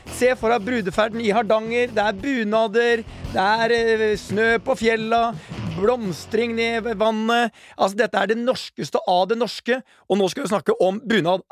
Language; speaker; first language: Norwegian; native; Norwegian